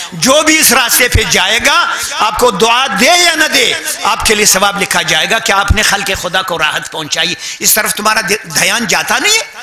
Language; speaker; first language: Urdu; non-native, local second language; Brahui